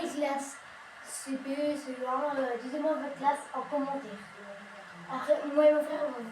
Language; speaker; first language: French; native; French